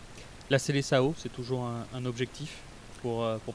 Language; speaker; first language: French; native; French